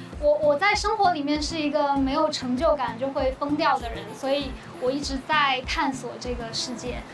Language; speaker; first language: Chinese; native; Chinese